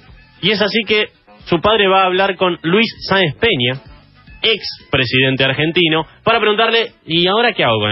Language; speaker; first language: Spanish; native; Spanish